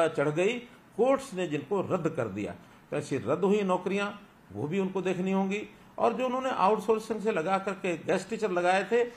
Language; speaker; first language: Hindi; native; Hindi